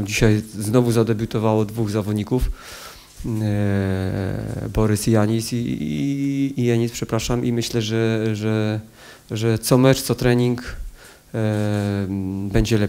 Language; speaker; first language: Polish; native; Polish